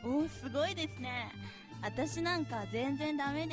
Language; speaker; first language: Japanese; non-native, fluent; Chinese